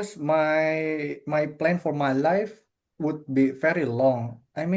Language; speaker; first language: English; non-native, fluent; Indonesian